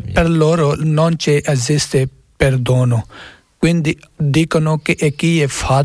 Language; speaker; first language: Italian; non-native, learner; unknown